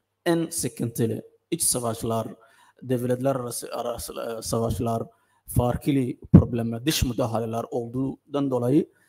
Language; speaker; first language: Turkish; non-native, fluent; Somali